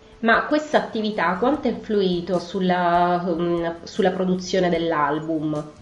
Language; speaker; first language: Italian; native; Italian